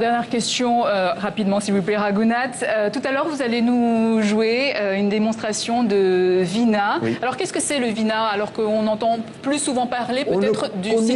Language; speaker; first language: French; native; French